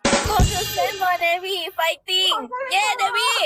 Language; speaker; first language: English; non-native, learner; Thai